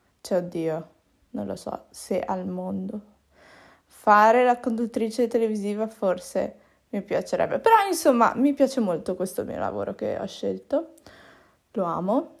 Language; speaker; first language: Italian; native; Italian